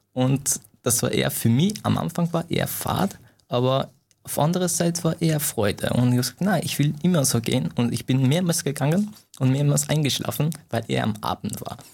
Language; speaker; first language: German; non-native, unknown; Persian